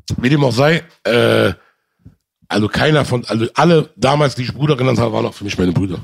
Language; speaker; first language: German; early bilingual, other home language; Arabic